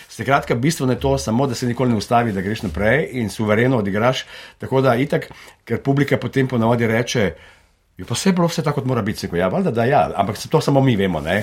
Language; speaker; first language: Slovenian; native; Slovenian